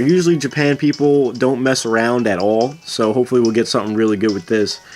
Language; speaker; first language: English; native; English